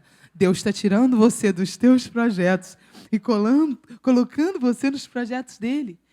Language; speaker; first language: Portuguese; native; Portuguese